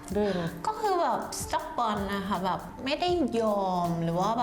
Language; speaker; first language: Thai; non-native, fluent; Vietnamese